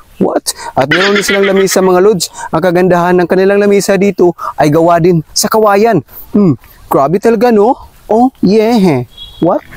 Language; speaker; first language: Filipino; non-native, local second language; Cebuano